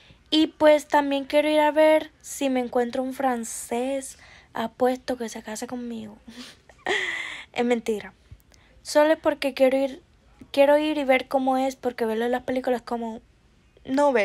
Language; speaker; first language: Spanish; early bilingual, heritage; Spanish